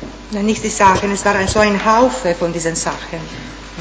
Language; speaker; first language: German; non-native, fluent; Italian